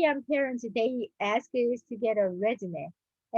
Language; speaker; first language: English; non-native, learner; Korean